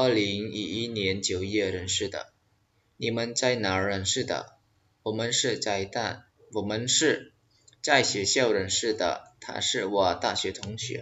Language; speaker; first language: Chinese; non-native, fluent; Khmer